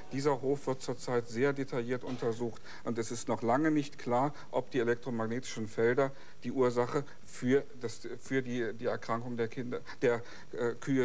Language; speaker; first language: German; native; German